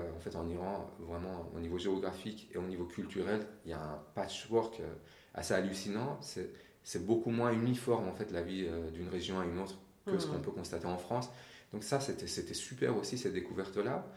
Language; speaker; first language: French; non-native, fluent; Persian